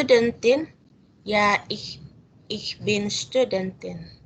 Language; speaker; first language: German; non-native, learner; Indonesian